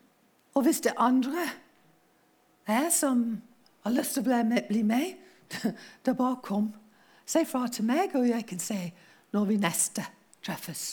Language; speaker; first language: Norwegian; non-native, fluent; English